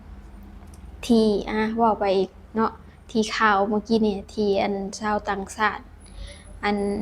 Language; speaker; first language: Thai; non-native, local second language; Lao